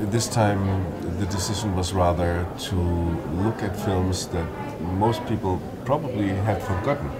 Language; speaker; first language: English; non-native, fluent; German